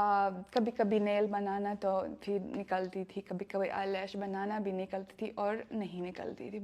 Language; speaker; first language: Hindi; non-native, fluent; Russian